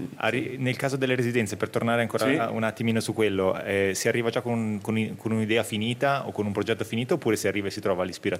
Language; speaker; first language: Italian; native; Italian